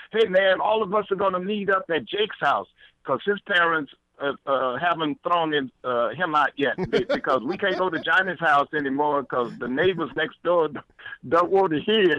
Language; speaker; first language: English; native; English